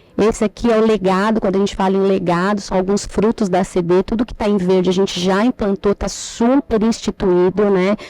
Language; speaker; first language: Portuguese; native; Portuguese